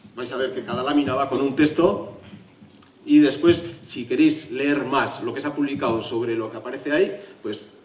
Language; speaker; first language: Spanish; native; Spanish